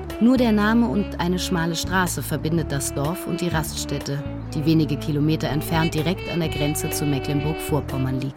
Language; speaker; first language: German; native; German